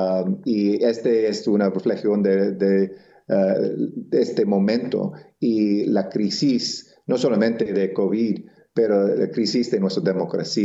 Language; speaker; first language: Spanish; non-native, local second language; English